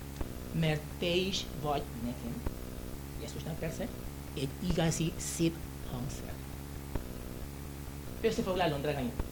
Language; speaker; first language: Hungarian; non-native, learner; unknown